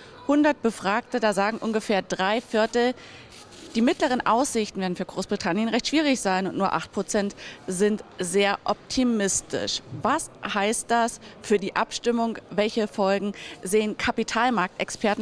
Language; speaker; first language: German; native; German